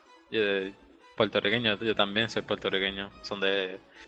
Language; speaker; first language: Spanish; early bilingual, heritage; Spanish